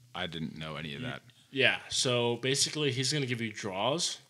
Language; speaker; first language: English; native; English